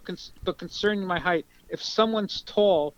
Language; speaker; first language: English; native; English